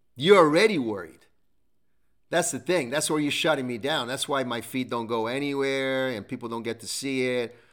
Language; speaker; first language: English; non-native, fluent; Italian